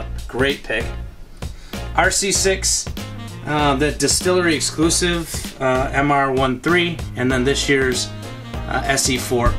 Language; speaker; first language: English; native; English